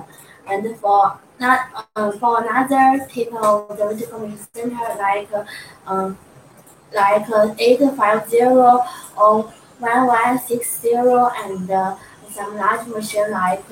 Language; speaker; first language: English; non-native, learner; Chinese